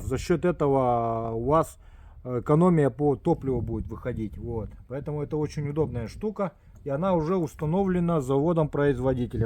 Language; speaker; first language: Russian; native; Russian